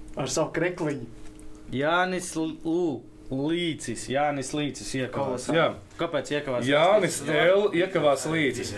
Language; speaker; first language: Latvian; non-native, local second language; Russian